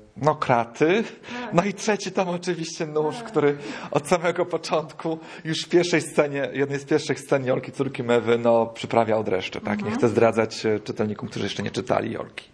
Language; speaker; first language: Polish; native; Polish